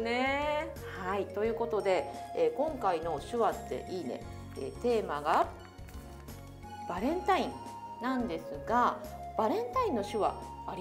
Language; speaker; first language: Japanese; native; Japanese